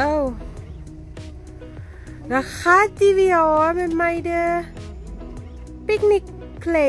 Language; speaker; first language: Dutch; non-native, learner; Thai